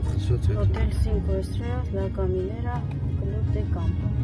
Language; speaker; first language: Spanish; non-native, learner; Armenian